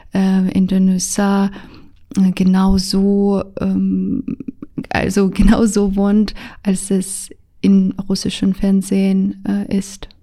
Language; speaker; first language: German; non-native, fluent; Russian